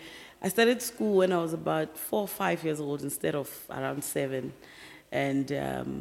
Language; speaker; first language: English; non-native, local second language; Tsonga